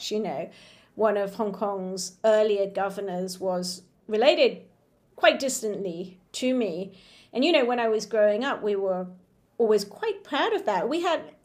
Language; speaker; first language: English; native; English